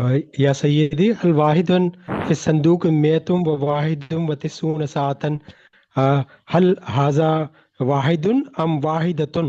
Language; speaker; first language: Arabic; non-native, learner; Urdu